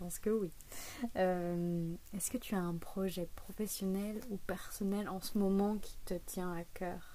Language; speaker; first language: French; native; French